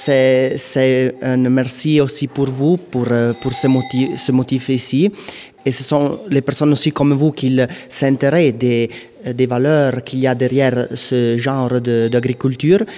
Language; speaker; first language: French; non-native, local second language; Italian